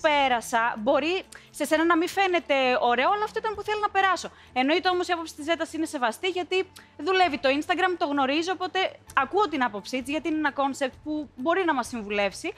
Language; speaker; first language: Greek; native; Greek